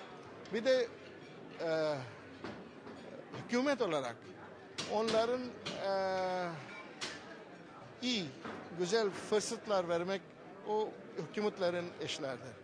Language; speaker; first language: Turkish; non-native, fluent; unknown